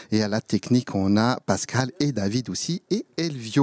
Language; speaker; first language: French; native; French